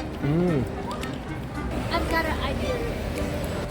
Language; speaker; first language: English; non-native, learner; Chinese